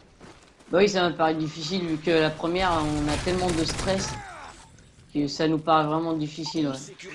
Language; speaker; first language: French; native; French